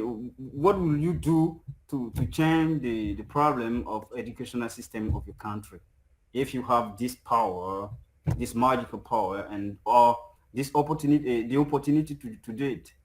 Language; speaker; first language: English; non-native, fluent; French